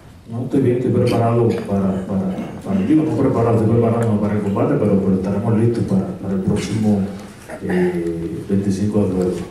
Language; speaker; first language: Spanish; native; Spanish